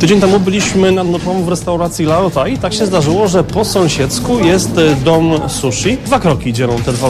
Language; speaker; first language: Polish; native; Polish